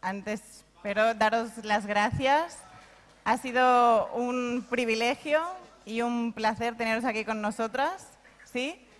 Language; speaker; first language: Spanish; non-native, local second language; Catalan